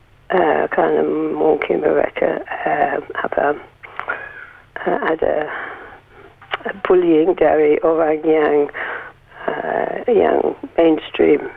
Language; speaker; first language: Indonesian; non-native, learner; English